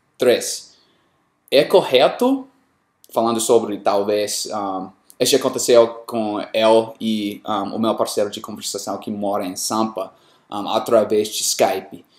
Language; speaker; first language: Portuguese; non-native, learner; English